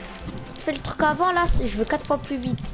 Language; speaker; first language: French; native; French